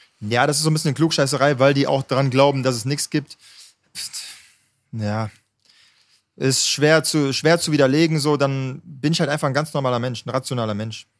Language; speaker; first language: German; native; German